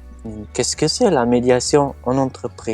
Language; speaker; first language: French; non-native, fluent; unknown